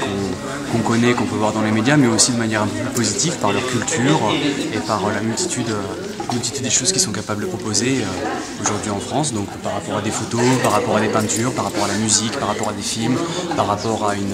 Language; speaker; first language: French; native; French